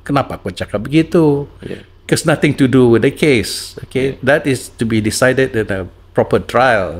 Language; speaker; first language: English; non-native, local second language; Malay